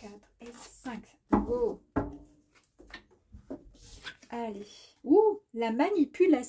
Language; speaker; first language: French; native; French